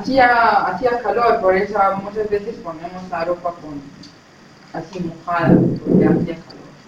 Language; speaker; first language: Spanish; non-native, learner; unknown